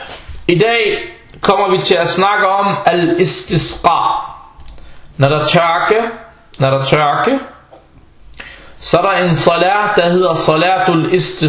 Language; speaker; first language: Danish; early bilingual, other home language; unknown